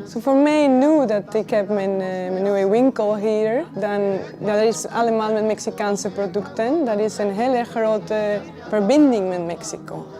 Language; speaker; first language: Dutch; non-native, fluent; Spanish